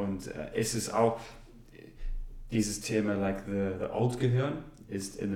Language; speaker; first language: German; non-native, learner; English